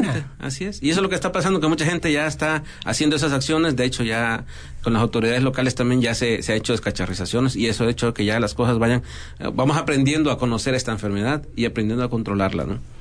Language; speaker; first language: Spanish; native; Spanish